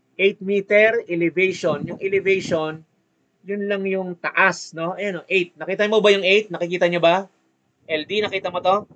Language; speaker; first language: Filipino; native; Filipino